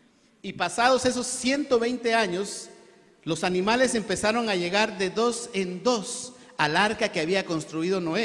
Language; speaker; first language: Spanish; native; Spanish